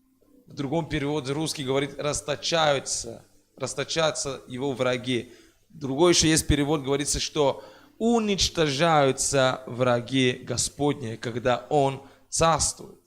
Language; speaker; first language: Russian; non-native, fluent; French